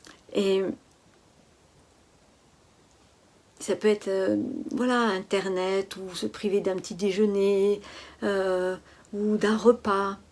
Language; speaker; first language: French; native; French